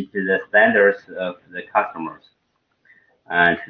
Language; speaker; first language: English; non-native, learner; Chinese